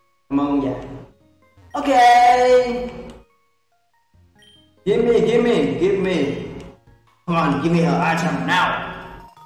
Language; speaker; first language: English; non-native, learner; Vietnamese